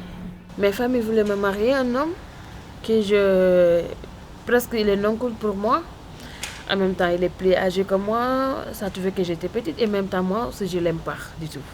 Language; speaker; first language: French; non-native, learner; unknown